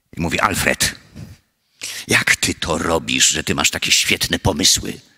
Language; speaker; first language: Polish; native; Polish